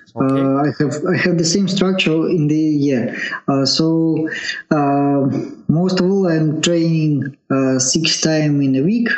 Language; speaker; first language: English; non-native, learner; Russian